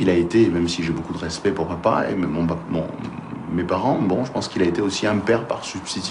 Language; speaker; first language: French; native; French